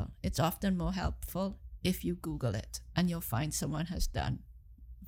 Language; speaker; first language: English; native; English